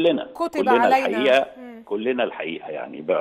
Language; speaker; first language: Arabic; native; Arabic